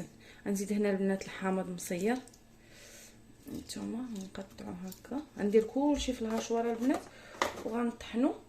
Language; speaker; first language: Arabic; native; Arabic